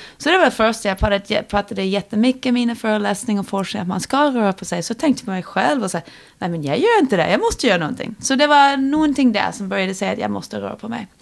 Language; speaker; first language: Swedish; non-native, fluent; English